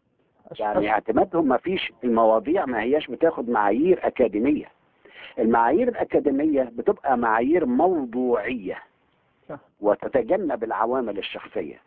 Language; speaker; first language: Arabic; native; Arabic